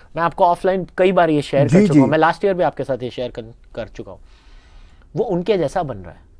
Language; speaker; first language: Hindi; native; Hindi